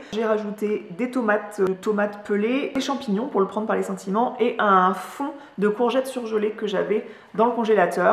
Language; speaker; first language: French; native; French